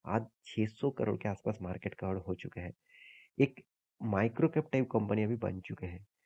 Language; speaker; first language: Hindi; native; Hindi